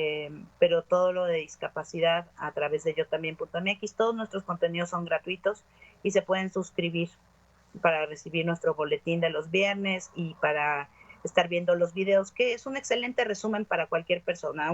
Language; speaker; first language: Spanish; native; Spanish